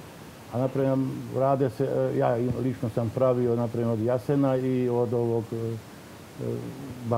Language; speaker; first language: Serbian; non-native, local second language; Slovak